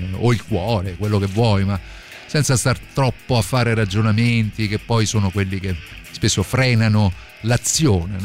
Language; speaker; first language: Italian; native; Italian